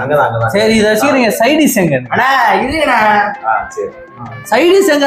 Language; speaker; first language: Tamil; native; Tamil